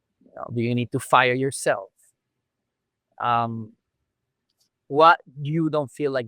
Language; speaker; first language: English; non-native, local second language; Spanish